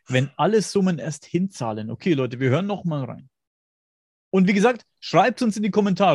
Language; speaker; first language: German; native; German